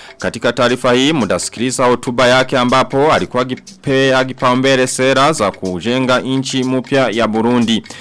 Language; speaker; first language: Swahili; non-native, local second language; Rundi